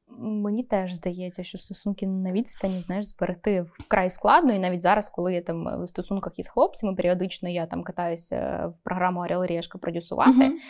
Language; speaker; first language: Ukrainian; native; Ukrainian